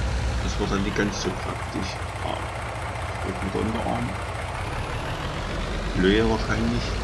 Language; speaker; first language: German; native; German